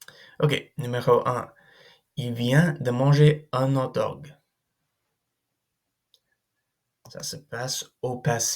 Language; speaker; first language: French; non-native, fluent; English